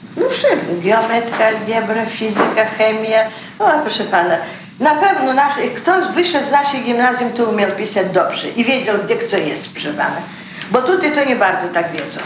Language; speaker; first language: Polish; early bilingual, heritage; Polish